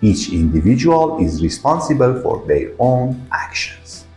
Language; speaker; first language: English; non-native, fluent; Persian